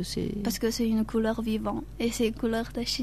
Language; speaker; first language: French; non-native, learner; Chinese